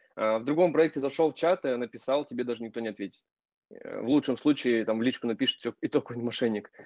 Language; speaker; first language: Russian; native; Russian